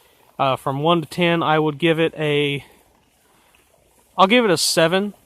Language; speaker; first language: English; native; English